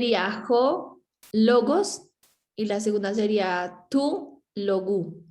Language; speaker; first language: Spanish; native; Spanish